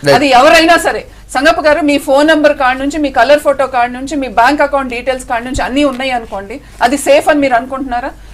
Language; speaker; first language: Telugu; native; Telugu